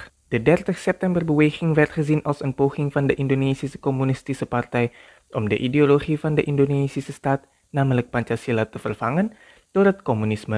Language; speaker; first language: Dutch; non-native, fluent; Indonesian